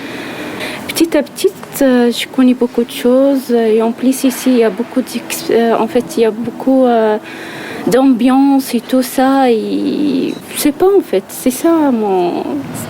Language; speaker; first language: French; non-native, learner; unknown